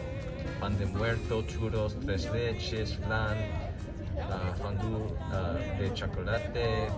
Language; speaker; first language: Spanish; non-native, learner; English